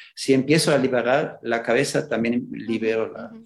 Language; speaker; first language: Spanish; non-native, fluent; German